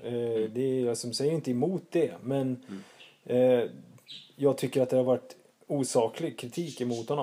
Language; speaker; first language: Swedish; native; Swedish